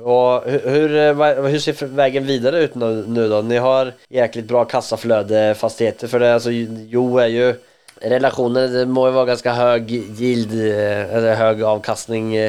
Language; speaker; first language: Swedish; native; Swedish